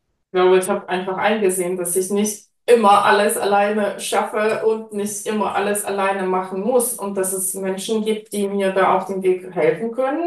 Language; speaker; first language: German; non-native, fluent; Polish